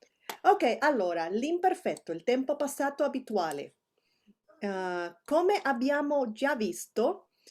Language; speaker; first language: Italian; non-native, fluent; Spanish